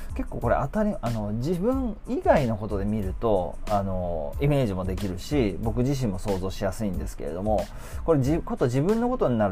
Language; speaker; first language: Japanese; native; Japanese